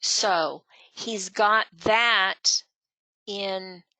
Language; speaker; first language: English; native; English